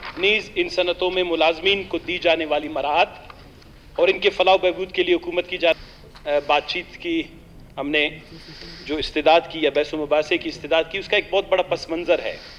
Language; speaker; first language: Urdu; non-native, local second language; Baluchi